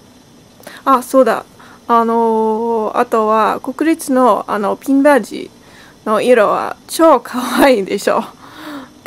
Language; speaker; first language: Japanese; non-native, learner; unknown